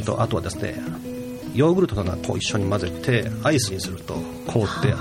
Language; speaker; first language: Japanese; native; Japanese